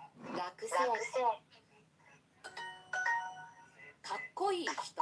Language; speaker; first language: Japanese; non-native, learner; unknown